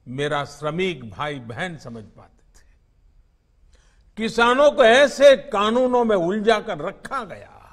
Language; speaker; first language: Hindi; non-native, local second language; Gujarati